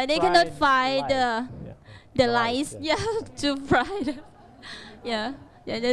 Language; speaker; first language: English; non-native, learner; Thai